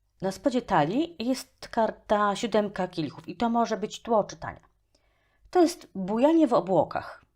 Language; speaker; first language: Polish; native; Polish